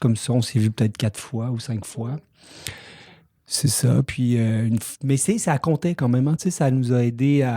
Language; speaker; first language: French; native; French